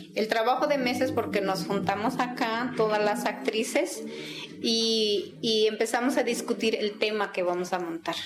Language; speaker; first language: Spanish; non-native, local second language; Tzeltal